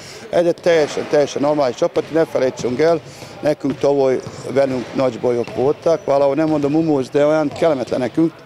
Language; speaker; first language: Hungarian; non-native, learner; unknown